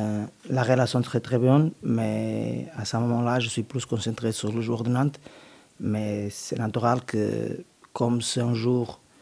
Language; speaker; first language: French; non-native, learner; Portuguese